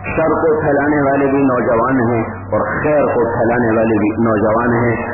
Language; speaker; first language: Urdu; non-native, local second language; Punjabi